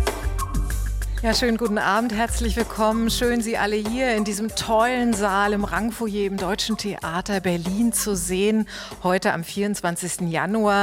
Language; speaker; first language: German; native; German